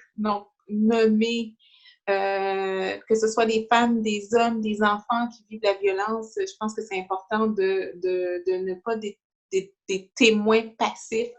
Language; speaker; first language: French; early bilingual, other home language; Haitian Creole